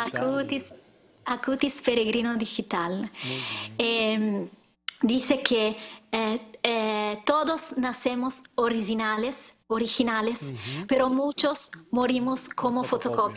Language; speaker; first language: Spanish; non-native, learner; Italian